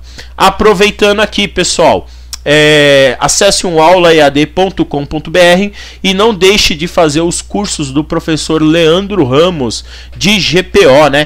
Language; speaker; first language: Portuguese; native; Portuguese